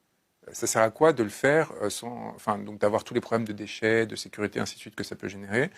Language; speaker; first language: French; native; French